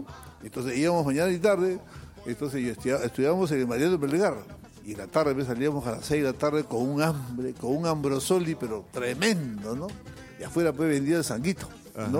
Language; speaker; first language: Spanish; native; Spanish